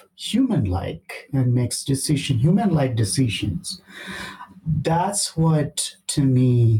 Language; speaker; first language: English; non-native, local second language; Bangla